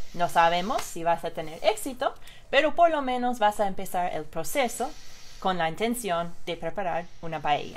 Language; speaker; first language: Spanish; non-native, fluent; English